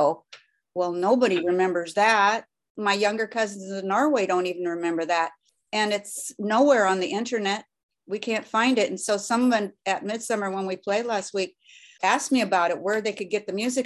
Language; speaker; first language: English; early bilingual, other home language; Norwegian